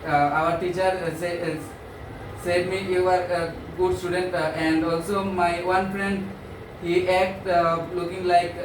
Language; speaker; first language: English; non-native, learner; Bangla